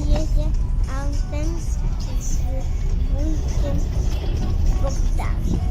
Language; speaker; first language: Polish; native; Polish